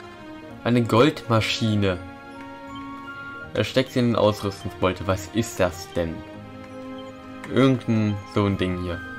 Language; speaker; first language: German; native; German